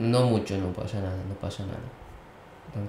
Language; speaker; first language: Spanish; early bilingual, other home language; Indonesian